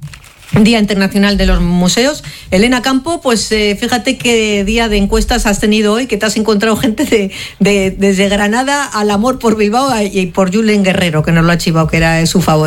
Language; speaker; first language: Spanish; native; Spanish